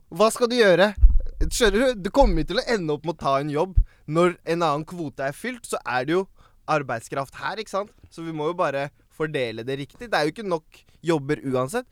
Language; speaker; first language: Norwegian; early bilingual, other home language; Baluchi